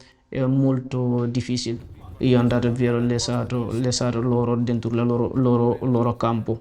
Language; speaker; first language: Italian; non-native, learner; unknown